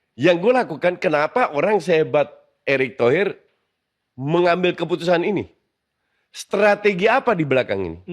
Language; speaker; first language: Indonesian; non-native, fluent; Dutch